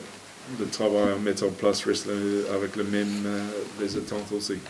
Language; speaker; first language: French; non-native, fluent; English